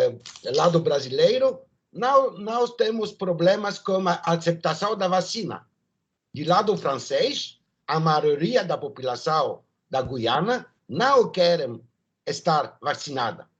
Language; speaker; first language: Portuguese; non-native, learner; French